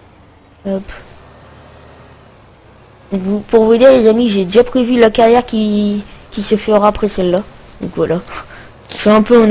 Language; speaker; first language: French; native; French